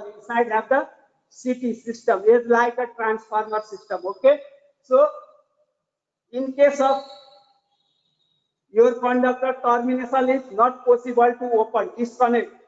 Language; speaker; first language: English; non-native, learner; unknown